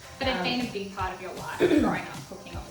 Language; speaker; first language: English; native; English